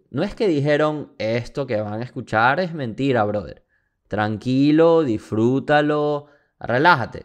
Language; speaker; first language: Spanish; native; Spanish